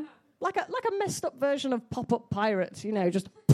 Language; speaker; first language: English; native; English